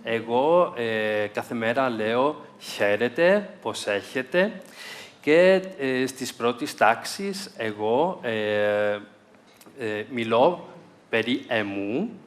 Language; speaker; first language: Greek; non-native, fluent; Spanish